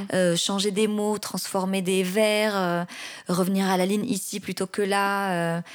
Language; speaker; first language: French; non-native, local second language; Arabic